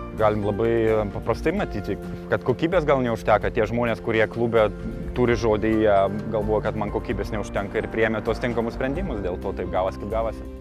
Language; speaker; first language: Lithuanian; early bilingual, heritage; Lithuanian